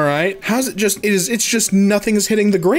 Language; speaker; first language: English; native; English